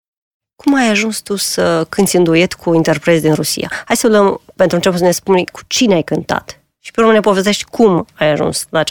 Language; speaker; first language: Romanian; native; Romanian